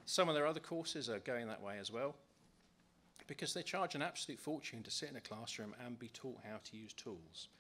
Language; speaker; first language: English; native; English